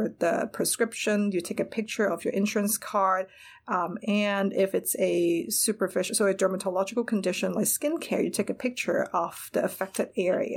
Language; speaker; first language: English; non-native, local second language; Cantonese